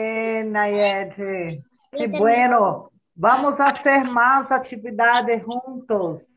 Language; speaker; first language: Spanish; non-native, learner; Portuguese